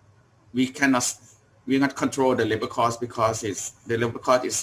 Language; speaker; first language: English; non-native, learner; Thai